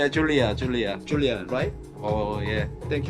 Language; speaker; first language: English; non-native, learner; Korean